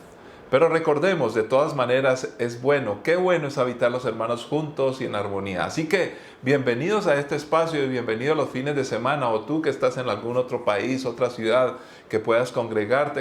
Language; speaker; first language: Spanish; native; Spanish